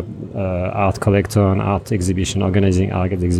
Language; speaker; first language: English; non-native, fluent; French